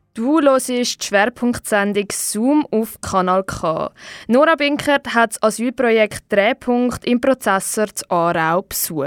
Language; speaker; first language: German; native; German